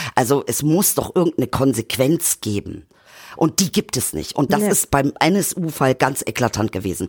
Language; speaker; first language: German; early bilingual, other home language; Turkish